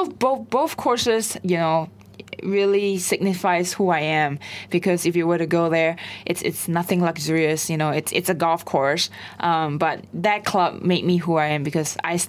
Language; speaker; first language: English; non-native, local second language; Chinese